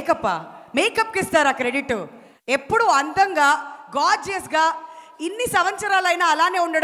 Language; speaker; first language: Telugu; native; Telugu